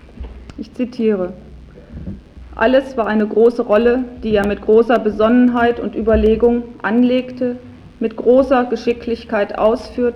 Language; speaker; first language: German; native; German